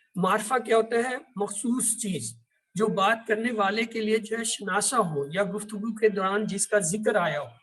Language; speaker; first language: Urdu; native; Urdu